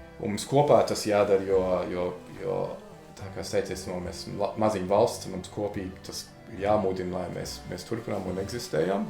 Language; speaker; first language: Latvian; early bilingual, heritage; Latvian